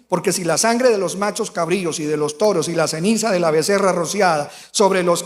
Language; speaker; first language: Spanish; native; Spanish